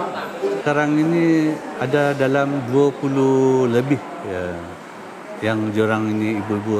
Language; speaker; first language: Indonesian; non-native, local second language; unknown